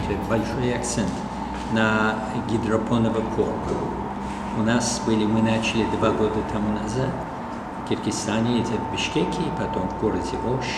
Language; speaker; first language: Russian; non-native, fluent; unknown